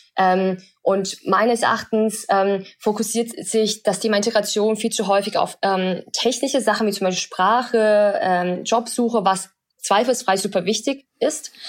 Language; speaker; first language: German; early bilingual, other home language; Chinese